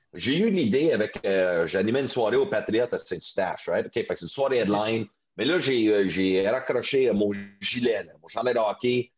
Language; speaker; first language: French; non-native, local second language; English